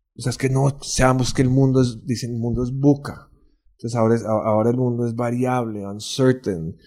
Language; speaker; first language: Spanish; native; Spanish